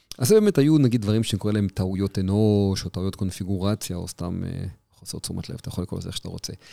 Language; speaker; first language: Hebrew; native; Hebrew